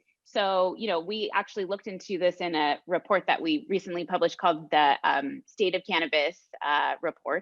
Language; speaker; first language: English; native; English